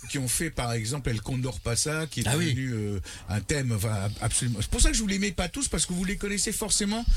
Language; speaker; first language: French; early bilingual, other home language; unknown